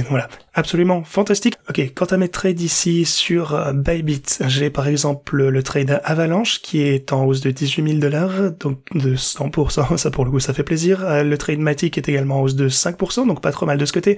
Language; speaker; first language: French; native; French